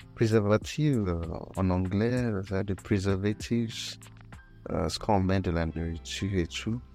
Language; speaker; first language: French; non-native, fluent; Yoruba